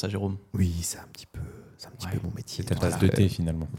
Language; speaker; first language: French; native; French